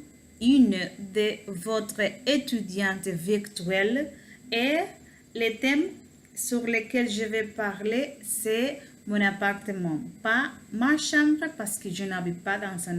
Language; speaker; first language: French; non-native, learner; Spanish